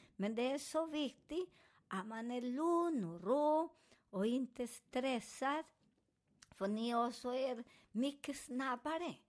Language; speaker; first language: Swedish; non-native, fluent; Spanish